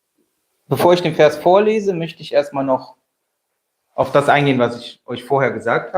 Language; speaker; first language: German; native; German